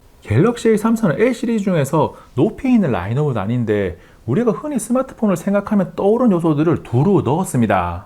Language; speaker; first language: Korean; native; Korean